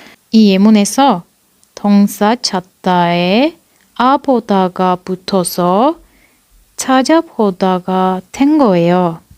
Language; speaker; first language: Korean; non-native, fluent; Turkish